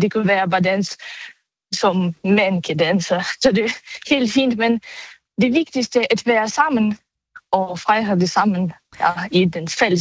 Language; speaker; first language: Danish; non-native, fluent; Ukrainian